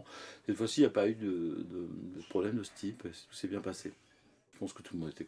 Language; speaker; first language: French; native; French